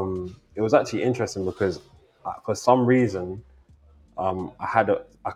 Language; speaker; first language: English; native; English